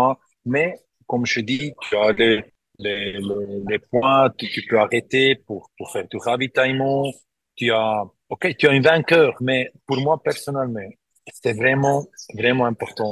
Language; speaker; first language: French; non-native, learner; German